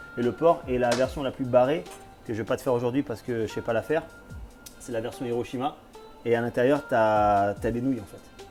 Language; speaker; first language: French; native; French